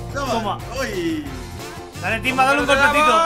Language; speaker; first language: Spanish; native; Spanish